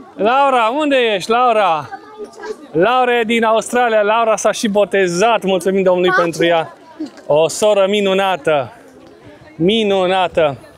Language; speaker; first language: Romanian; native; Romanian